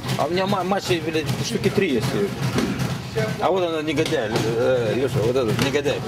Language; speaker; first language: Russian; native; Russian